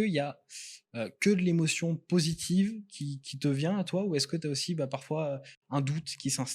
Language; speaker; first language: French; native; French